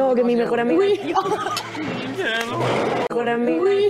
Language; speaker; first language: Spanish; native; Spanish